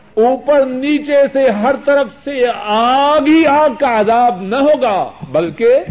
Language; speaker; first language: Urdu; non-native, local second language; Punjabi